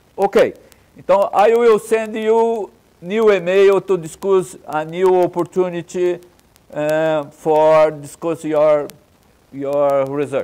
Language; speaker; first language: English; non-native, learner; Portuguese